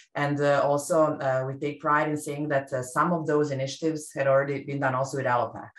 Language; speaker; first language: English; non-native, fluent; Serbian